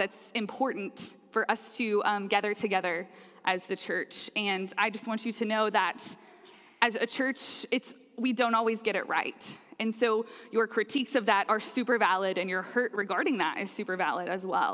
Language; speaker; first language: English; native; English